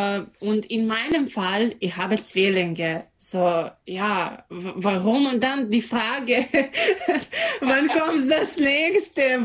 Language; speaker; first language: German; non-native, learner; Serbian